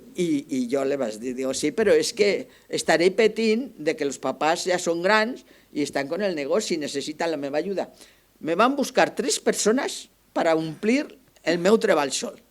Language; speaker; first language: Spanish; non-native, local second language; Catalan